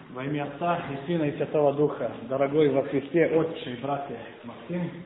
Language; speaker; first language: Russian; non-native, fluent; Serbian